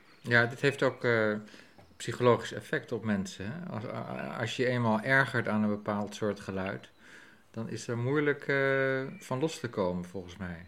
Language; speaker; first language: Dutch; native; Dutch